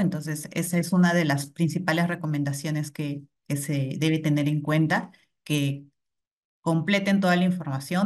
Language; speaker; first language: Spanish; native; Spanish